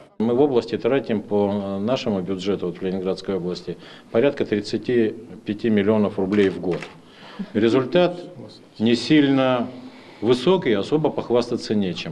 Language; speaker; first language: Russian; native; Russian